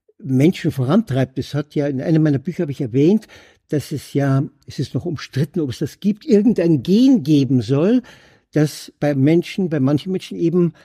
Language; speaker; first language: German; native; German